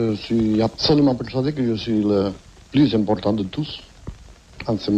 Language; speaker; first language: French; non-native, fluent; Catalan